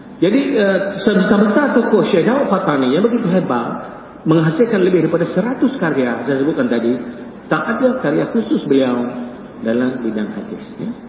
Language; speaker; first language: Malay; native; Malay